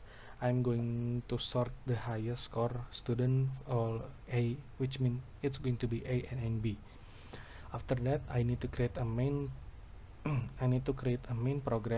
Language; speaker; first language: English; non-native, local second language; Indonesian